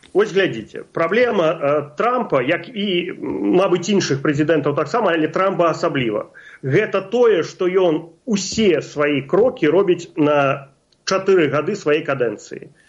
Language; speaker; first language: Belarusian; non-native, local second language; Russian